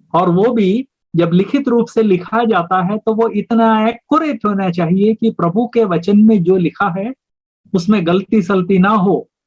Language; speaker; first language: Hindi; native; Hindi